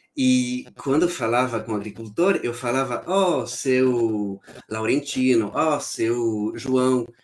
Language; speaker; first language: Portuguese; non-native, fluent; French